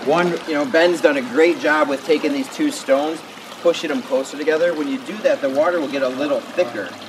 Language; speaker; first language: English; native; English